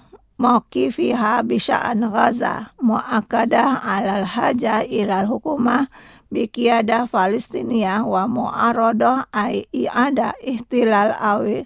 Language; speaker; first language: Arabic; non-native, learner; Indonesian